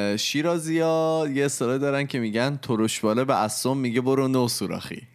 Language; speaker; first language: Persian; native; Persian